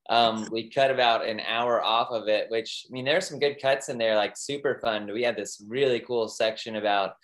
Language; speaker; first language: English; native; English